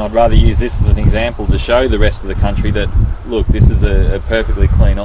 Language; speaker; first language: English; native; English